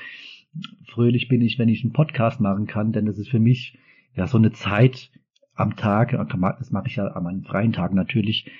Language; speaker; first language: German; native; German